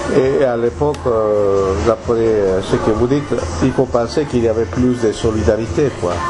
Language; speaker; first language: French; native; French